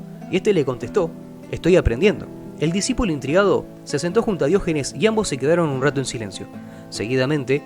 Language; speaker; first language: Spanish; native; Spanish